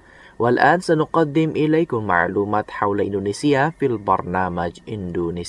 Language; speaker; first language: Arabic; non-native, fluent; Indonesian